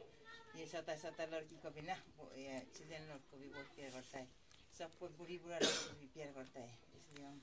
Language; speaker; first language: Hindi; non-native, local second language; Adi